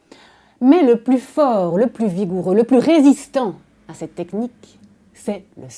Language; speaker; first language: French; native; French